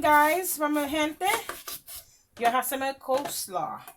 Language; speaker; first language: Spanish; non-native, learner; English